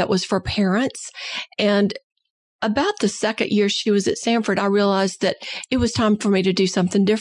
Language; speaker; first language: English; native; English